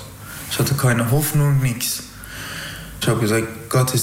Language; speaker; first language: German; non-native, learner; Persian